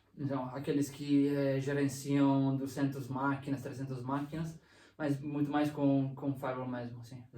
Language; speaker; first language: Portuguese; non-native, fluent; Italian